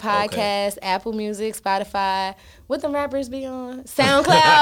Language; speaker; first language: English; native; English